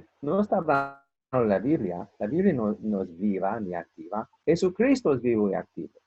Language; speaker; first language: Spanish; non-native, fluent; English